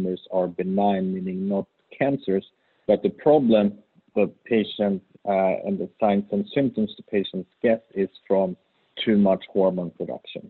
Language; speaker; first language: English; non-native, fluent; Swedish